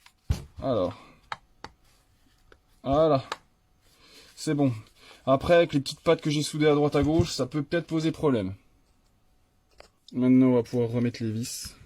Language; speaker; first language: French; native; French